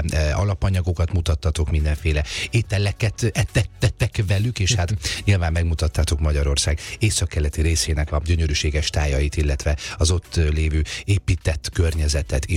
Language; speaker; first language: Hungarian; native; Hungarian